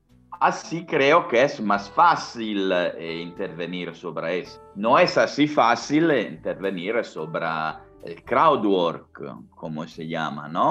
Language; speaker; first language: Spanish; non-native, fluent; Italian